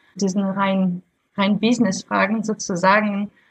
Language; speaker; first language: German; non-native, fluent; French